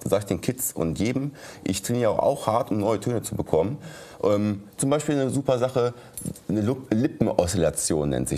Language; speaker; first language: German; native; German